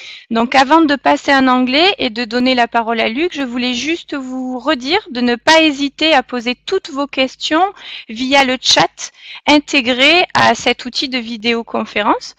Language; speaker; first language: French; native; French